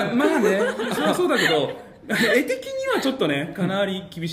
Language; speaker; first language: Japanese; native; Japanese